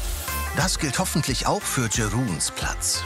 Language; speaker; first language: German; native; German